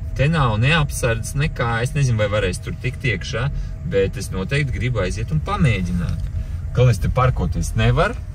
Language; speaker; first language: Latvian; non-native, local second language; Russian